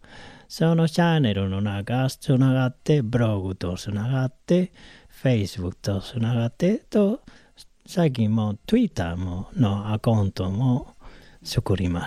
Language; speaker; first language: Japanese; non-native, learner; Spanish